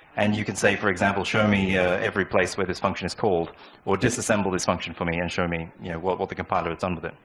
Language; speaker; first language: English; native; English